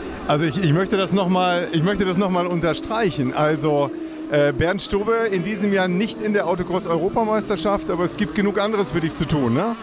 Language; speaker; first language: German; native; German